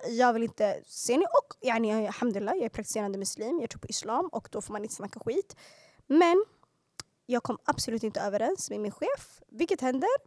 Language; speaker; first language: Swedish; early bilingual, other home language; Arabic